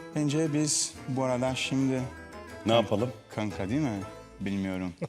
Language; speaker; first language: Turkish; non-native, learner; Portuguese